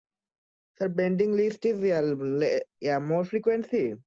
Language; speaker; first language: English; non-native, local second language; Bangla